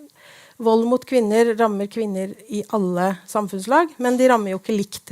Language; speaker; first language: Norwegian; native; Norwegian